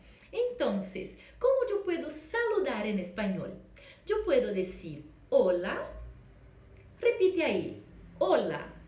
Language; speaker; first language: Spanish; non-native, fluent; Portuguese